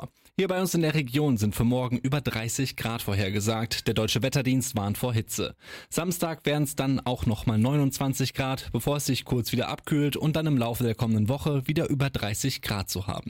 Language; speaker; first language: German; native; German